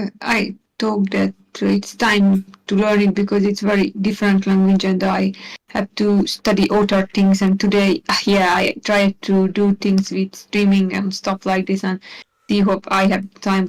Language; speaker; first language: English; non-native, learner; Hungarian